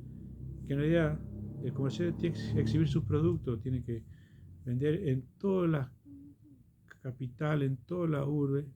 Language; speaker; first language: Spanish; native; Spanish